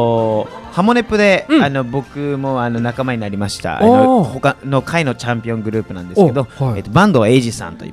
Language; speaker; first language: Japanese; native; Japanese